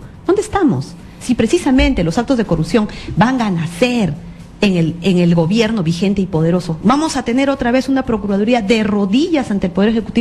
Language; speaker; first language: Spanish; native; Spanish